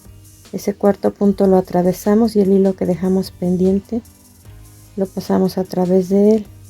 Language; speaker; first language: Spanish; native; Spanish